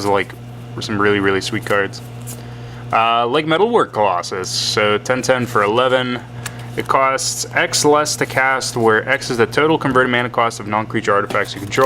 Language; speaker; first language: English; native; English